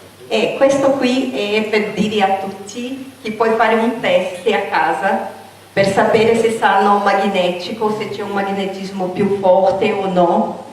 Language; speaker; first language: Italian; non-native, fluent; Portuguese